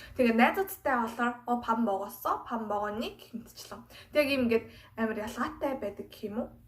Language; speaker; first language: Mongolian; non-native, fluent; Korean